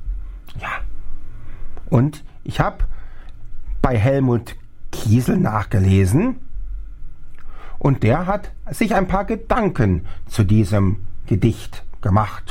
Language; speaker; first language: German; native; German